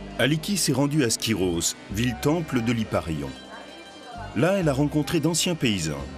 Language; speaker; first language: French; native; French